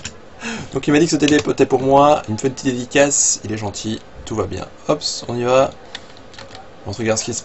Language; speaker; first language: French; native; French